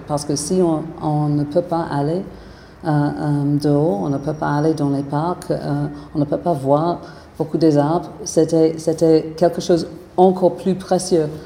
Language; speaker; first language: French; non-native, fluent; English